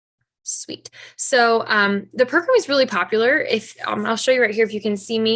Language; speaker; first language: English; native; English